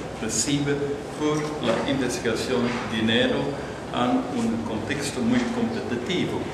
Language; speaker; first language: Spanish; non-native, fluent; Dutch